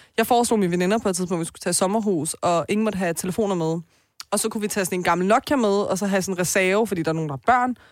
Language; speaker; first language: Danish; early bilingual, other home language; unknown